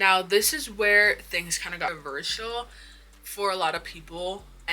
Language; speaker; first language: English; native; English